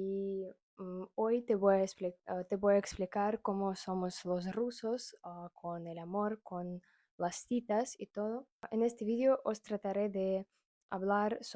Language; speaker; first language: Spanish; non-native, fluent; Russian